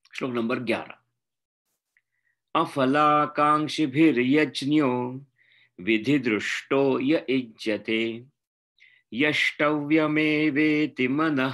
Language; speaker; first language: Hindi; non-native, local second language; Marathi